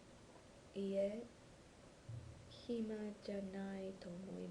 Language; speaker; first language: Japanese; non-native, learner; English